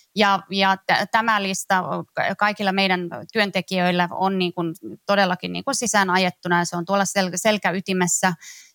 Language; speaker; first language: Finnish; native; Finnish